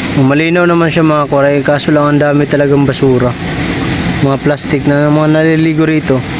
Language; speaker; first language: Filipino; non-native, local second language; Waray